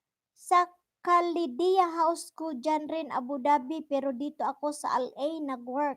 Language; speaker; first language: Filipino; non-native, local second language; Bikol